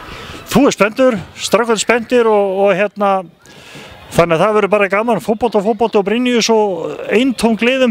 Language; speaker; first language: Icelandic; native; Icelandic